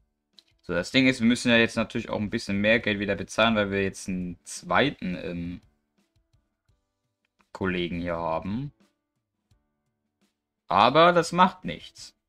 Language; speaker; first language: German; native; German